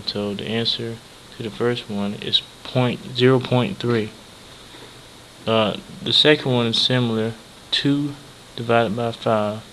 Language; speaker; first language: English; native; English